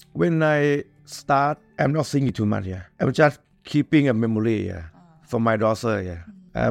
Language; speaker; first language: English; non-native, learner; Thai